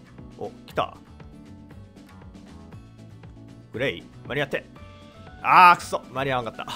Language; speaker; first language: Japanese; native; Japanese